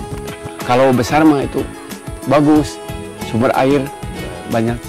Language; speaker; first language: Indonesian; non-native, local second language; Sundanese